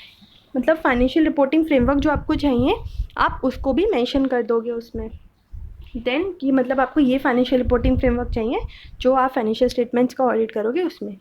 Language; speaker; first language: Hindi; native; Hindi